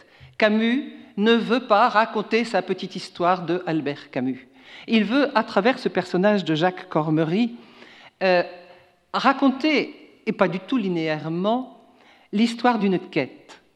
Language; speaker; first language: French; native; French